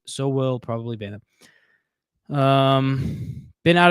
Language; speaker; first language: English; native; English